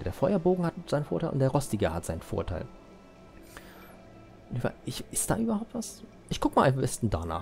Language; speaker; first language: German; native; German